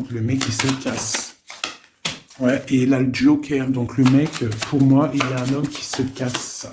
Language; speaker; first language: French; native; French